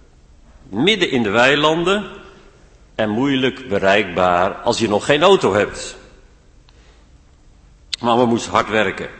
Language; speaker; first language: Dutch; native; Dutch